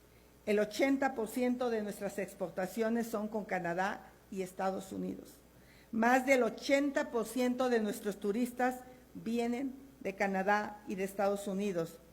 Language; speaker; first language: Spanish; native; Spanish